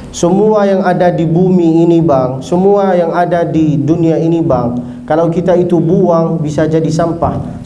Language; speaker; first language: Malay; non-native, fluent; Arabic